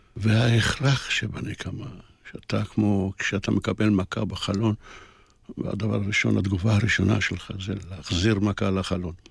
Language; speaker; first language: Hebrew; early bilingual, other home language; Polish